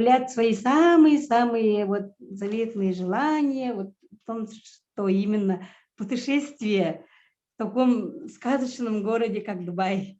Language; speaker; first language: Russian; non-native, local second language; Yakut